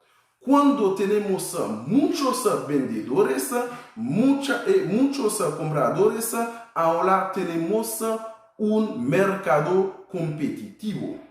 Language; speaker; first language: Spanish; non-native, fluent; Haitian Creole